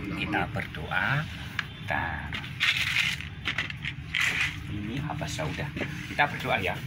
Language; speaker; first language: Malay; non-native, local second language; Javanese